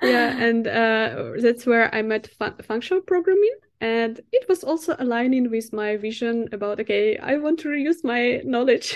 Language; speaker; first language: English; non-native, fluent; Russian